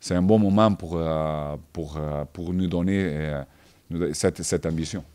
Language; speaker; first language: French; non-native, fluent; Portuguese